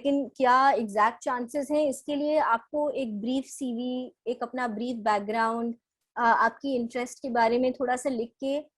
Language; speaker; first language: Hindi; native; Hindi